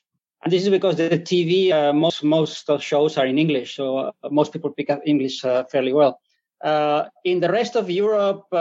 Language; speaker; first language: English; non-native, fluent; Spanish